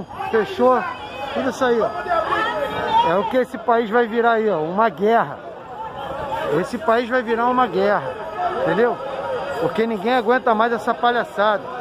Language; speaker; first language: Portuguese; native; Portuguese